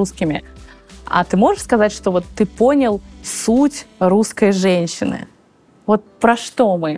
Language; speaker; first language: Russian; native; Russian